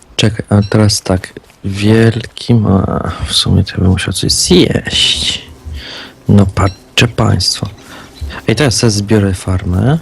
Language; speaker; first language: Polish; native; Polish